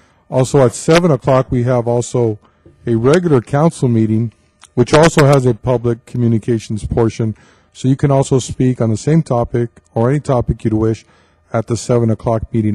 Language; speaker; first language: English; early bilingual, other home language; Spanish